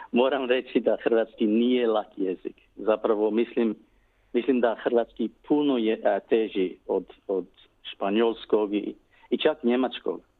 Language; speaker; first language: Serbian; non-native, learner; English